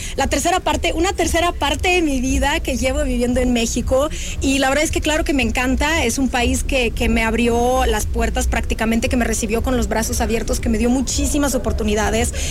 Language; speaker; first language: Spanish; non-native, fluent; Russian